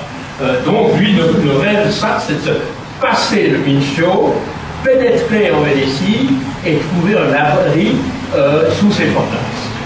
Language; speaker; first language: French; native; French